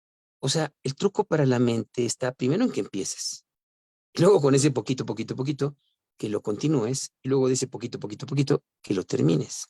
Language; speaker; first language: Spanish; native; Spanish